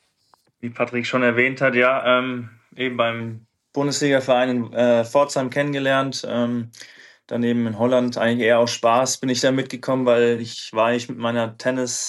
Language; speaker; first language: German; native; German